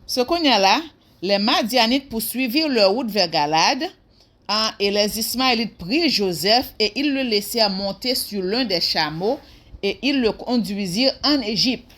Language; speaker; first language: French; non-native, local second language; Haitian Creole